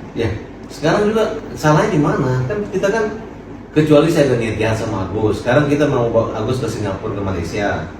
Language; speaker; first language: Indonesian; native; Indonesian